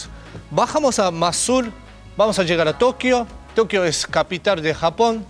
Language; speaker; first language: Spanish; non-native, learner; Japanese